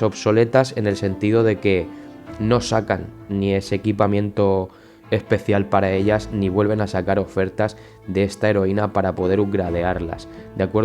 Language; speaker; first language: Spanish; native; Spanish